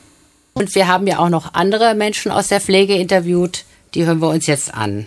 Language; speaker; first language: German; native; German